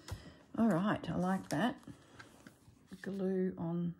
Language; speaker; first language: English; native; English